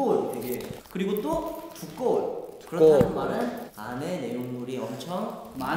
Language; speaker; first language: Korean; native; Korean